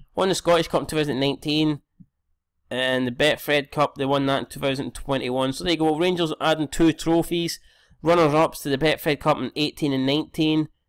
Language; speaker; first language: English; native; English